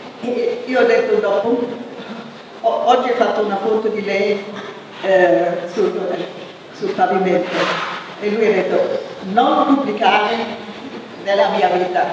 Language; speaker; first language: Italian; non-native, fluent; German